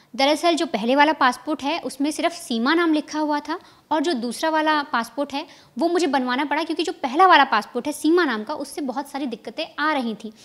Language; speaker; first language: Hindi; native; Hindi